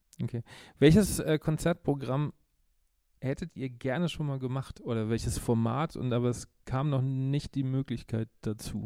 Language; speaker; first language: German; native; German